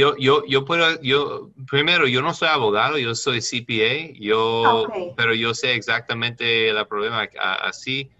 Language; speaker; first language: Spanish; non-native, learner; English